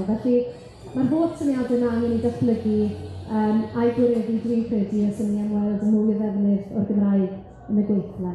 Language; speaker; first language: Welsh; native; Welsh